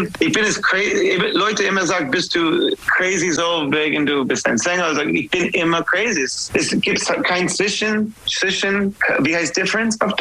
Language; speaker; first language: German; non-native, learner; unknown